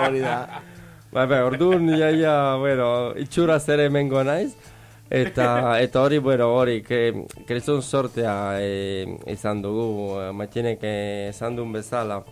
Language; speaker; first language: Basque; non-native, fluent; Italian